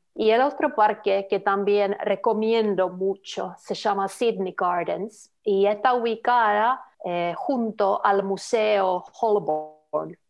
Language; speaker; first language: Spanish; non-native, fluent; Finnish